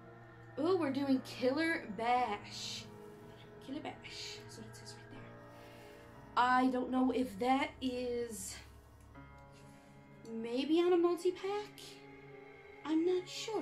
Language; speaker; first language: English; native; English